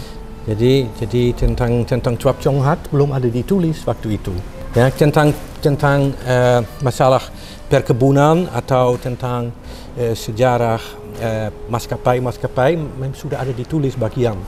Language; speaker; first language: Indonesian; non-native, fluent; Dutch